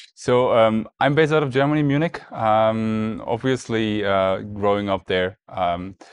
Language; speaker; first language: English; non-native, fluent; German